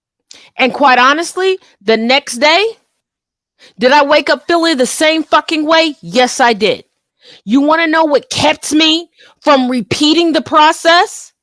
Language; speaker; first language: English; native; English